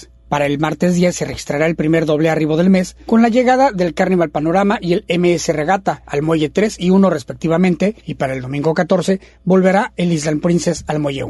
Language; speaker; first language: Spanish; native; Spanish